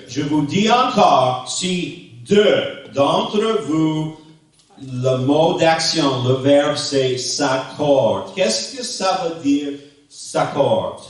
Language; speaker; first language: French; non-native, fluent; English